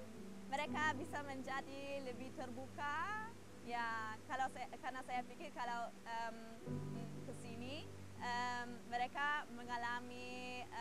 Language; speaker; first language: Indonesian; non-native, learner; German